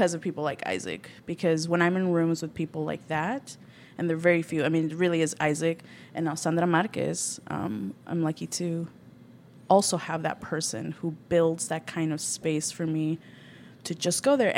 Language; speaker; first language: English; early bilingual, other home language; Spanish